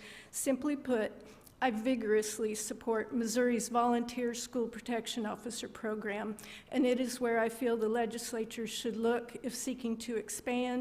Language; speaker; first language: English; native; English